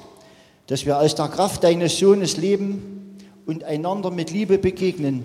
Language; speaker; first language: German; native; German